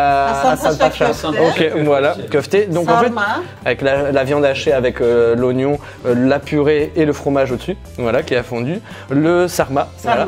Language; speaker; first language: French; native; French